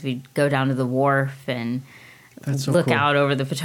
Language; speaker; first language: English; native; English